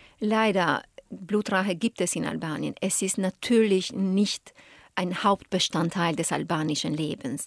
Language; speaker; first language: German; non-native, fluent; Albanian